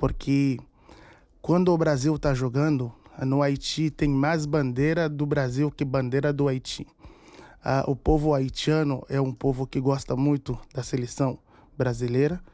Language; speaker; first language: Portuguese; non-native, fluent; Haitian Creole